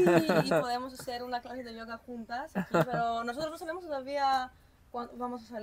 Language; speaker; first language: Spanish; non-native, fluent; Greek